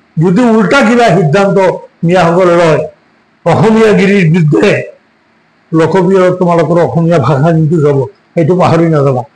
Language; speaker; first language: Assamese; non-native, local second language; Bangla